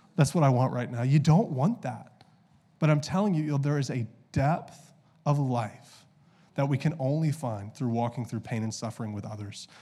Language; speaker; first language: English; native; English